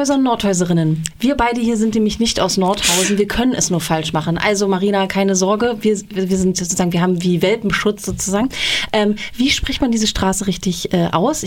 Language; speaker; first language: German; native; German